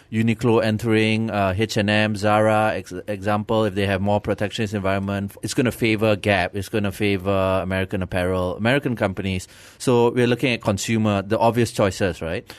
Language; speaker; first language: English; non-native, local second language; Tamil